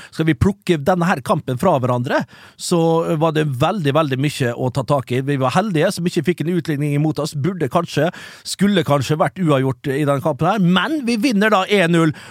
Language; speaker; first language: Norwegian; native; Norwegian